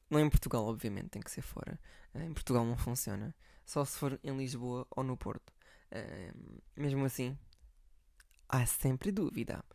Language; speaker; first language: Portuguese; native; Portuguese